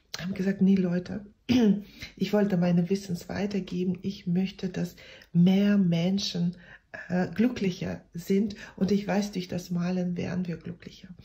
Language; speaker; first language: German; non-native, fluent; Russian